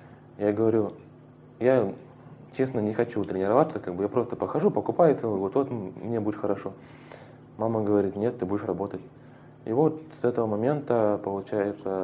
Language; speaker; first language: Russian; native; Russian